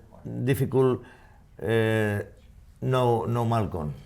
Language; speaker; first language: English; non-native, learner; Spanish